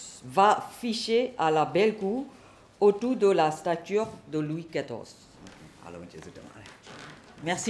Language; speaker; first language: French; non-native, learner; Burmese